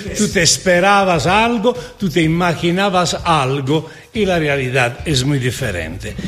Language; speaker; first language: Spanish; non-native, fluent; Italian